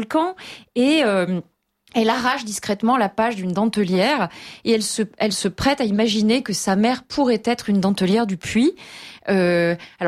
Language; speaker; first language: French; native; French